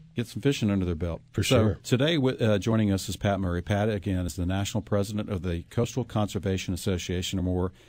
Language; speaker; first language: English; native; English